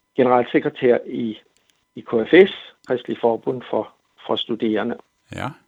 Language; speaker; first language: Danish; native; Danish